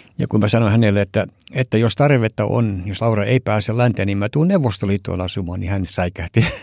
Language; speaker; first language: Finnish; early bilingual, heritage; Finnish